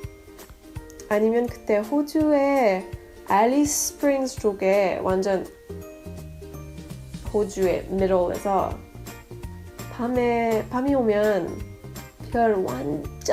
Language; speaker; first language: Korean; non-native, fluent; French